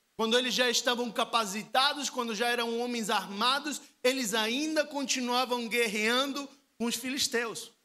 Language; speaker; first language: Portuguese; non-native, fluent; Spanish